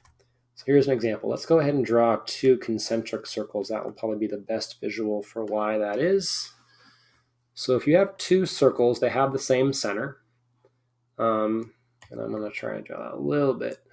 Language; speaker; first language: English; native; English